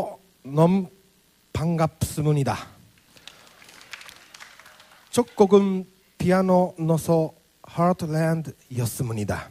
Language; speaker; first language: Korean; non-native, learner; Japanese